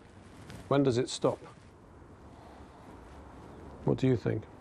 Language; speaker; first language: English; native; English